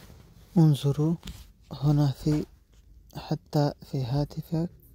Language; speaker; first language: Arabic; non-native, fluent; Pashto